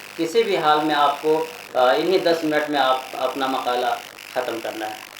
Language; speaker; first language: Urdu; native; Urdu